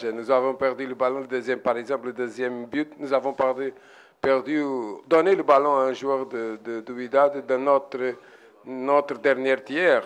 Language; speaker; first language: French; non-native, learner; Portuguese